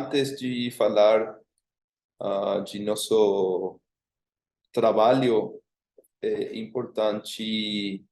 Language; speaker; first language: Portuguese; non-native, fluent; Spanish